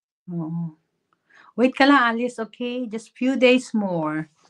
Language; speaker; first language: English; non-native, local second language; Filipino